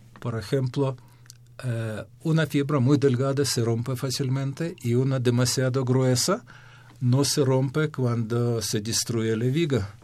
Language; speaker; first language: Spanish; non-native, fluent; Ukrainian